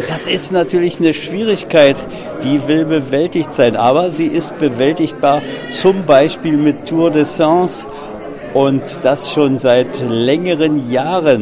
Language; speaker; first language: German; native; German